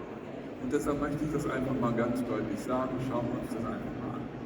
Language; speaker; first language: German; native; German